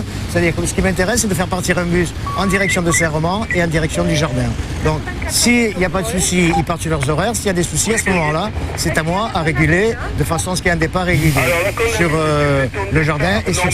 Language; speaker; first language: French; native; French